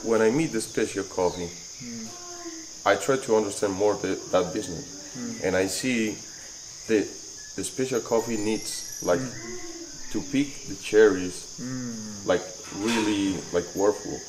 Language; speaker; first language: English; non-native, fluent; Spanish